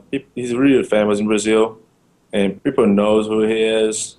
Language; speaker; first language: English; non-native, learner; Portuguese